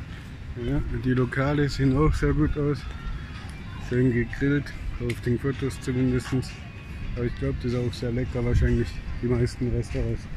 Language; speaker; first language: German; native; German